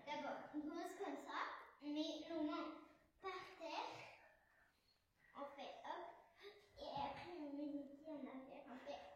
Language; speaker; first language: French; early bilingual, other home language; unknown